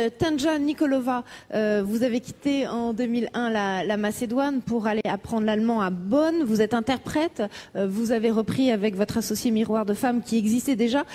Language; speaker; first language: French; native; French